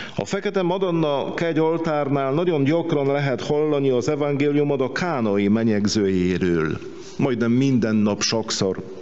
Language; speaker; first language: Hungarian; non-native, fluent; Polish